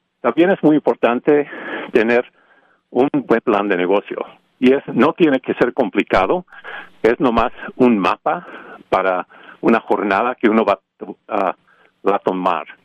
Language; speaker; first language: Spanish; early bilingual, heritage; Spanish